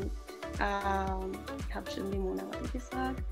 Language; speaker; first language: German; non-native, learner; Spanish